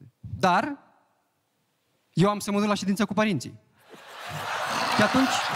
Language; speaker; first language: Romanian; native; Romanian